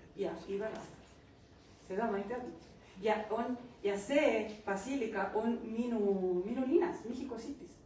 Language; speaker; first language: Estonian; non-native, learner; Spanish